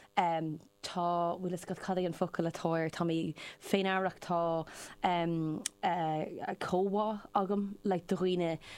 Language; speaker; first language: Irish; non-native, local second language; English